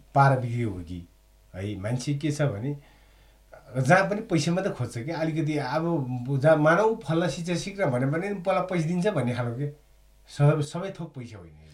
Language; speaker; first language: Nepali; native; Nepali